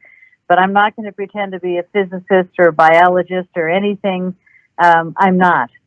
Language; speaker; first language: English; native; English